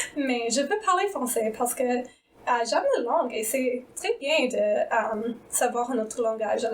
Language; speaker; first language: French; non-native, learner; English